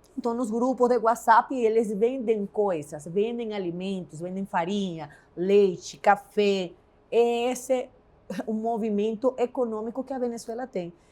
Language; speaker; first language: Portuguese; non-native, fluent; Spanish